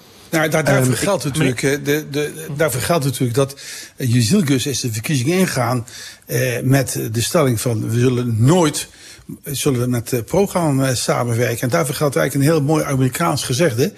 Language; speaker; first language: Dutch; native; Dutch